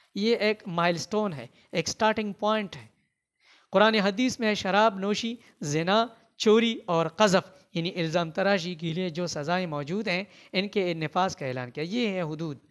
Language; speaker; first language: Urdu; non-native, local second language; Pashto